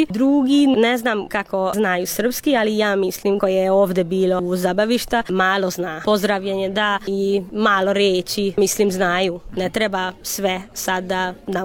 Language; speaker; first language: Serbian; non-native, local second language; Hungarian